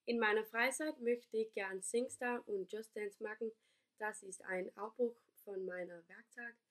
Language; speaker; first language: German; non-native, learner; Danish